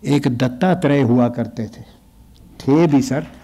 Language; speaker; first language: Hindi; native; Hindi